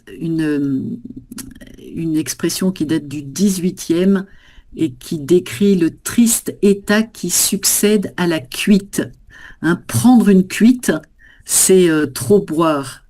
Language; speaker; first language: French; native; French